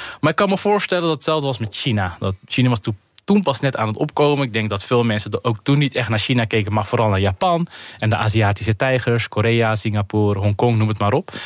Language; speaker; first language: Dutch; native; Dutch